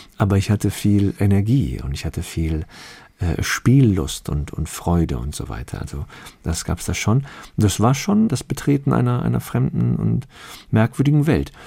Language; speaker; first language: German; early bilingual, other home language; Turkish